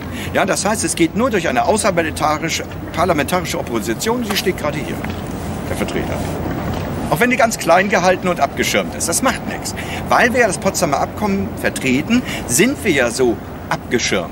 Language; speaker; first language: German; native; German